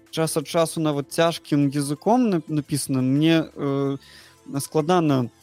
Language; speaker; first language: Belarusian; non-native, local second language; Russian